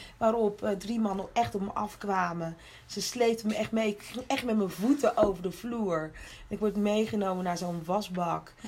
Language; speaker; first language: Dutch; early bilingual, other home language; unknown